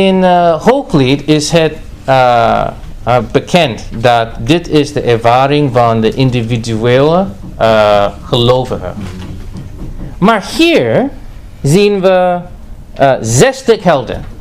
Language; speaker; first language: Dutch; non-native, fluent; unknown